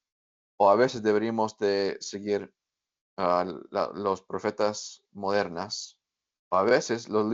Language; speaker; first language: Spanish; non-native, fluent; English